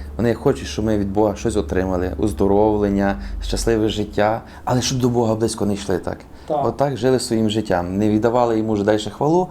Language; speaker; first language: Ukrainian; native; Ukrainian